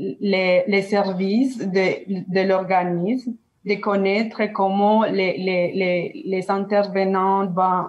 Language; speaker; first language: French; non-native, learner; Spanish